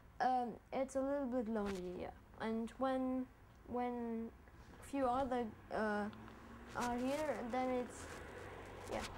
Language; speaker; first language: English; non-native, learner; German